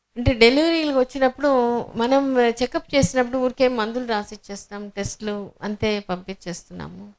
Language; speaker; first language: Telugu; native; Telugu